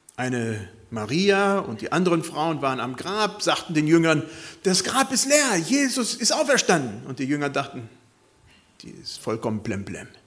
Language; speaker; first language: German; native; German